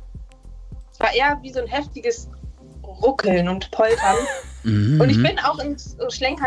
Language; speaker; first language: German; native; German